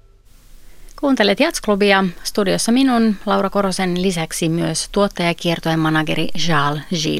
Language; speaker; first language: Finnish; native; Finnish